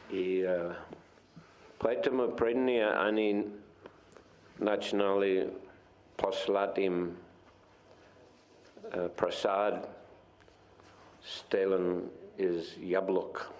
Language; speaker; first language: Russian; non-native, fluent; English